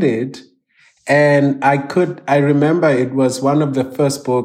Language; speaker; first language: English; non-native, local second language; Xhosa